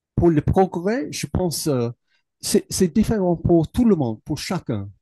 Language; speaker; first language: French; non-native, learner; English